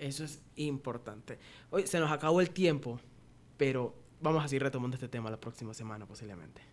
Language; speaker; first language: Spanish; native; Spanish